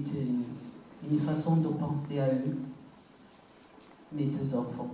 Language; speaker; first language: French; non-native, local second language; Kinyarwanda